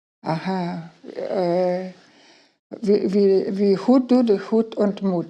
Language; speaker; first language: Dutch; non-native, learner; Ukrainian